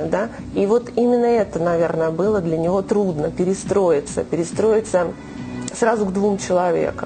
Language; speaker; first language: Russian; native; Russian